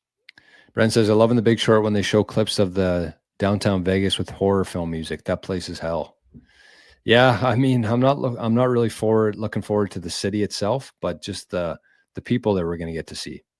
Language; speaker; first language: English; native; English